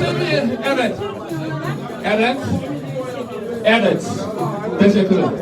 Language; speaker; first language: Turkish; non-native, learner; Igbo